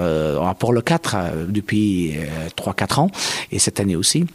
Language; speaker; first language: French; non-native, fluent; Persian